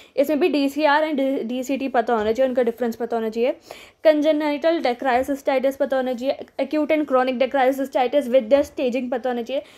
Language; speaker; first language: Hindi; native; Hindi